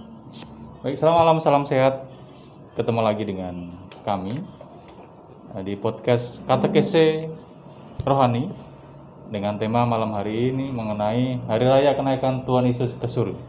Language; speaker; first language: Indonesian; native; Indonesian